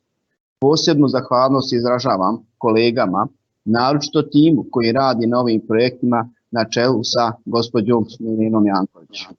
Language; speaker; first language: Bosnian; native; Bosnian